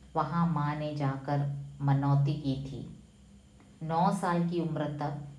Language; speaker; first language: Hindi; non-native, local second language; Malayalam